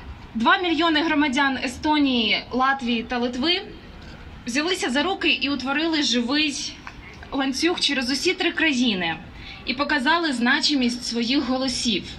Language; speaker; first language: Ukrainian; native; Ukrainian